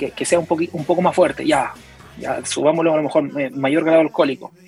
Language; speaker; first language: Spanish; native; Spanish